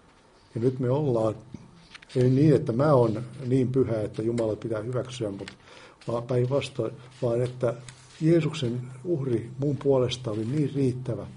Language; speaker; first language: Finnish; native; Finnish